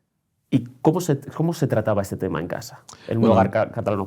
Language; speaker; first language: Spanish; native; Spanish